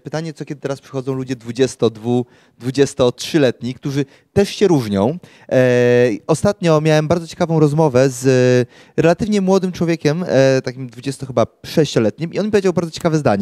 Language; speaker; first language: Polish; native; Polish